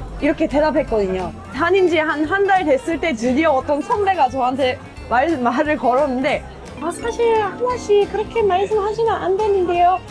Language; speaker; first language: Korean; non-native, fluent; English